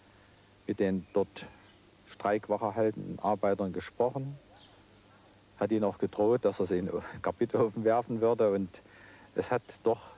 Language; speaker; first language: German; native; German